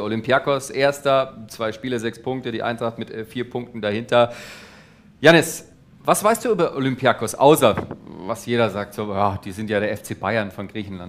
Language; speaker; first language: German; native; German